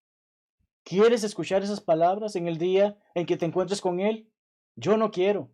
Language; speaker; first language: Spanish; native; Spanish